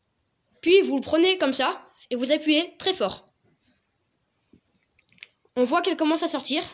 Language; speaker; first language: French; native; French